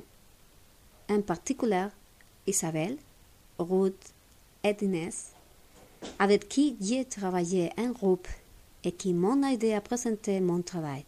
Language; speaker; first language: French; non-native, learner; Spanish